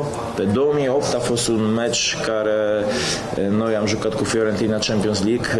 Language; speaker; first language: Romanian; non-native, fluent; Polish